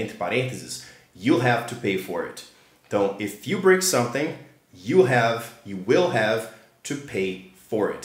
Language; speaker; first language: English; non-native, fluent; Portuguese